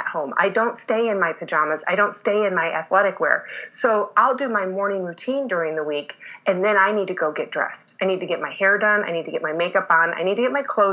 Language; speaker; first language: English; native; English